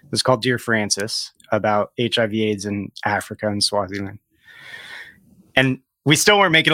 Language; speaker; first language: English; native; English